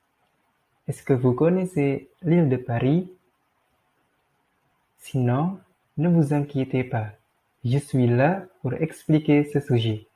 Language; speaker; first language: French; non-native, learner; Indonesian